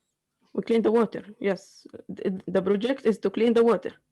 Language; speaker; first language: English; non-native, learner; Arabic